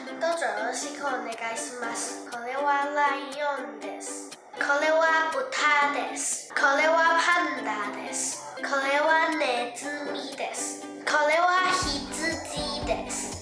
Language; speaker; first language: Japanese; non-native, learner; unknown